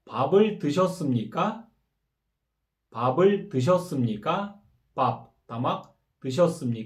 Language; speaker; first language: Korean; non-native, fluent; Kyrgyz